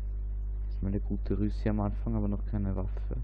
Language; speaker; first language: German; native; German